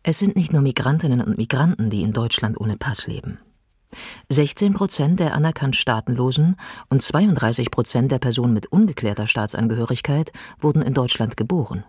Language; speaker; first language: German; native; German